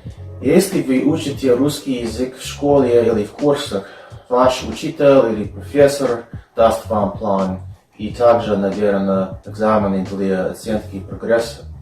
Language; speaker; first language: Russian; non-native, fluent; English